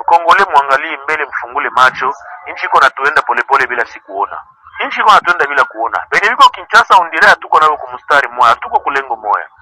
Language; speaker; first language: Swahili; native; Swahili